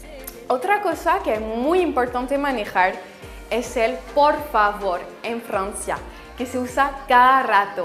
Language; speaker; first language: Spanish; non-native, fluent; French